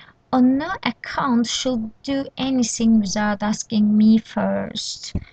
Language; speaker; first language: English; non-native, fluent; Azerbaijani